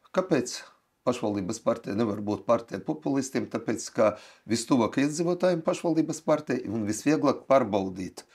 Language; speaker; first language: Latvian; non-native, local second language; Russian